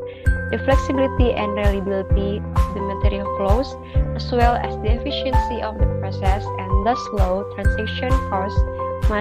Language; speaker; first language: English; non-native, learner; Indonesian